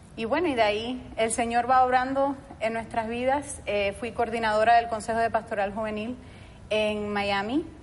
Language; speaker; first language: Spanish; early bilingual, heritage; Spanish